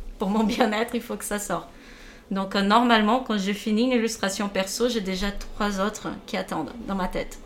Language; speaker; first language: French; non-native, fluent; Portuguese